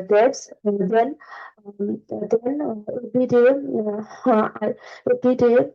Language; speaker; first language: English; non-native, learner; Bangla